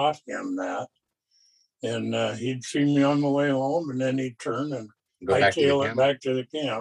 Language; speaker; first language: English; native; English